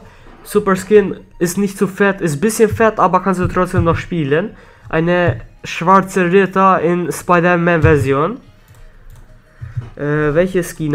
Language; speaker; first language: German; non-native, learner; Albanian